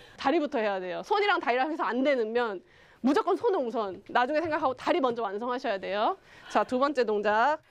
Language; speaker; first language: Korean; native; Korean